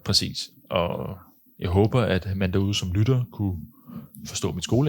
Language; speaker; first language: Danish; native; Danish